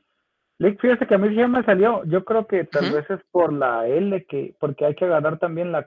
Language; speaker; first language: Spanish; native; Spanish